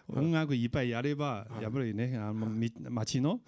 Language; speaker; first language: Japanese; non-native, fluent; Chinese